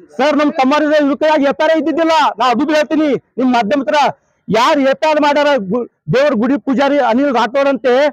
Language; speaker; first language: Kannada; non-native, local second language; Lambadi